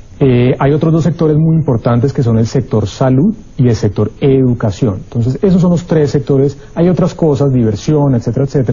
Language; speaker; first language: Spanish; native; Spanish